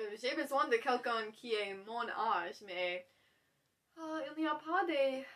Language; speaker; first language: French; non-native, learner; English